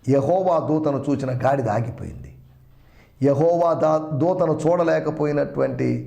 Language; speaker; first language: Telugu; non-native, local second language; Malayalam